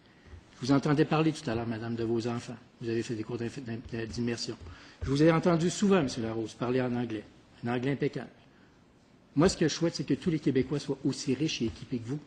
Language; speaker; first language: French; native; French